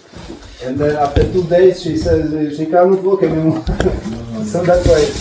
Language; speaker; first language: English; non-native, fluent; Latvian